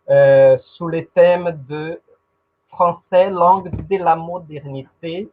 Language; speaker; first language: French; non-native, fluent; Portuguese